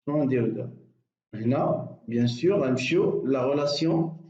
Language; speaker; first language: French; non-native, local second language; Arabic